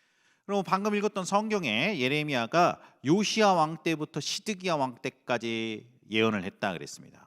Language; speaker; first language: Korean; native; Korean